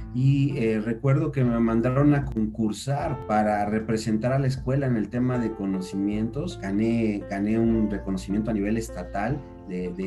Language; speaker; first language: Spanish; native; Spanish